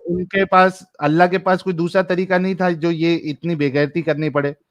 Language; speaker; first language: Hindi; native; Hindi